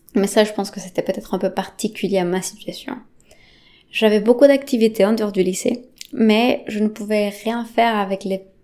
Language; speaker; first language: French; non-native, fluent; Spanish